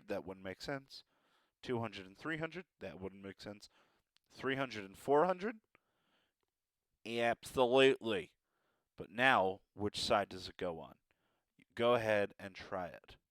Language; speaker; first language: English; native; English